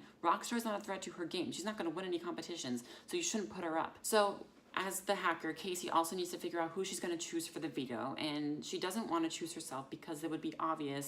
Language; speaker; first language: English; native; English